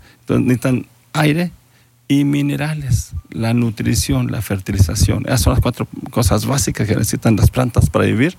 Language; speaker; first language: Spanish; native; Spanish